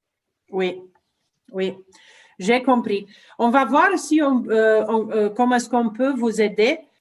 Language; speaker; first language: French; non-native, learner; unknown